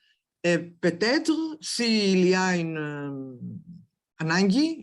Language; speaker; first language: French; non-native, learner; Greek